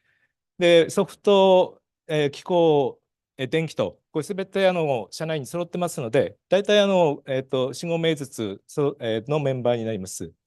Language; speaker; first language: Japanese; native; Japanese